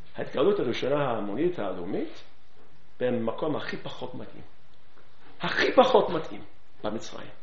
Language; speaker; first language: Hebrew; non-native, fluent; English